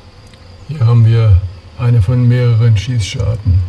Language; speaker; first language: German; native; German